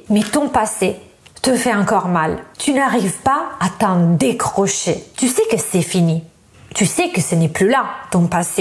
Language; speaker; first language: French; non-native, fluent; Italian